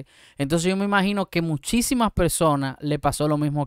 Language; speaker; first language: Spanish; native; Spanish